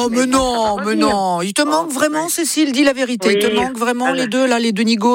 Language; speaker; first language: French; native; French